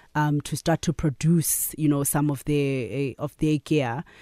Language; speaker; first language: English; non-native, local second language; Zulu